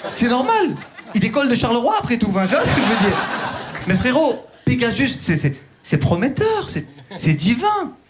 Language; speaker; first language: French; early bilingual, other home language; Turkish